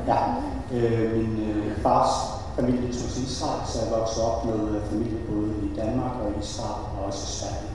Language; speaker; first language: Danish; early bilingual, other home language; Polish